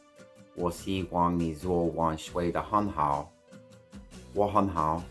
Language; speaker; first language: Chinese; non-native, learner; English